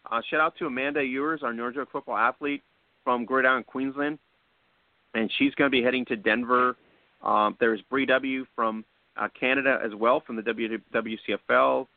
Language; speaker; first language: English; early bilingual, other home language; Spanish